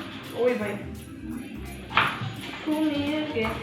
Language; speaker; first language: Russian; non-native, local second language; Kazakh